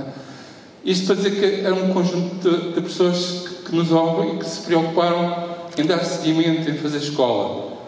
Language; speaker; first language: Portuguese; native; Portuguese